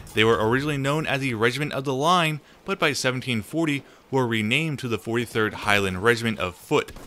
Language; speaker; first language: English; native; English